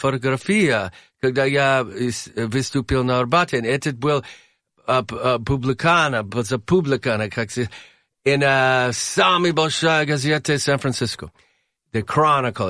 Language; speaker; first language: Russian; non-native, learner; English